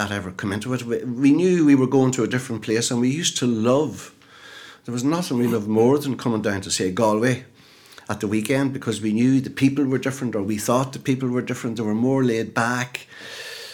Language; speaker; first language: English; native; English